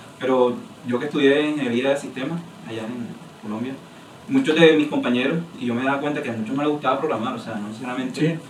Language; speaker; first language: Spanish; native; Spanish